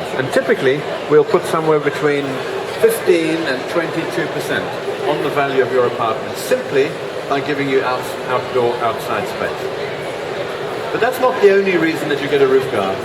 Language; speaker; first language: English; native; English